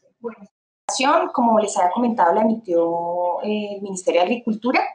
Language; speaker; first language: Spanish; native; Spanish